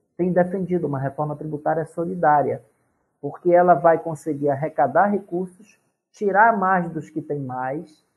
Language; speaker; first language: Portuguese; native; Portuguese